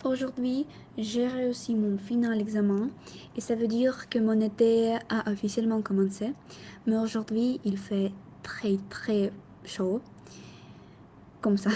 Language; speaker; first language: French; non-native, learner; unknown